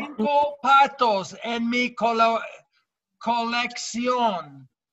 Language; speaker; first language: Spanish; non-native, fluent; English